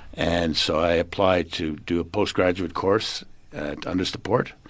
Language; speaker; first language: English; native; English